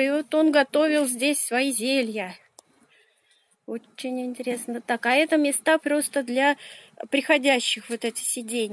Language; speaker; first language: Russian; native; Russian